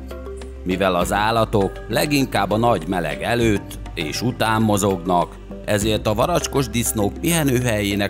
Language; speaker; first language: Hungarian; native; Hungarian